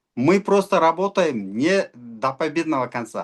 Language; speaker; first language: Russian; non-native, local second language; Kazakh